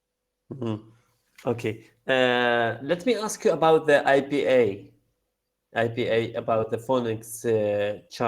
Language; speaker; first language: English; non-native, learner; Arabic